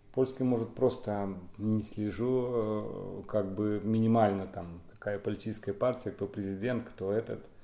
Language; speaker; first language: Russian; non-native, local second language; Polish